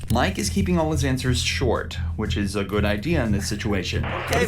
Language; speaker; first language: English; native; English